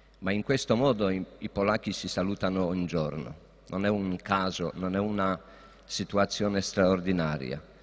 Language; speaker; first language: Italian; non-native, fluent; Polish